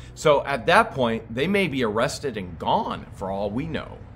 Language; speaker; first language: English; native; English